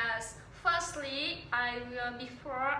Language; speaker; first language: English; non-native, learner; Vietnamese